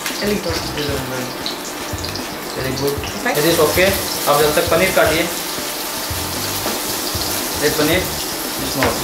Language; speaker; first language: English; non-native, learner; Hindi